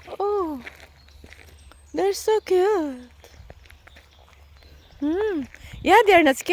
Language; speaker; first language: English; non-native, local second language; Filipino